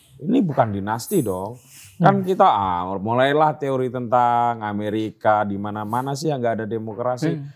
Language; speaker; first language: Indonesian; native; Indonesian